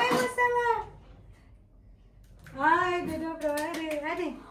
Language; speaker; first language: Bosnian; non-native, learner; Filipino